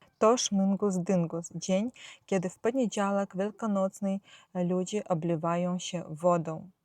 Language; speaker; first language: Polish; non-native, fluent; Ukrainian